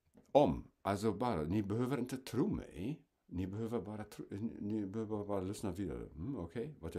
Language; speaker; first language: Swedish; non-native, fluent; German